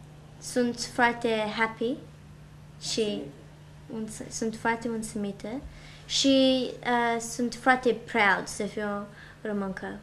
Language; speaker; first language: Romanian; early bilingual, heritage; Romanian